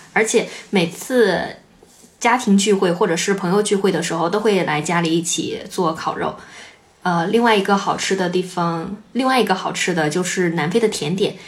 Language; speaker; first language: Chinese; native; Chinese